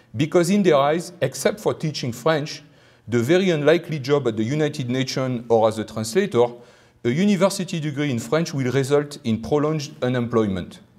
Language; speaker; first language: English; non-native, fluent; French